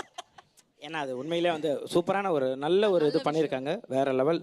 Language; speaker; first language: Tamil; native; Tamil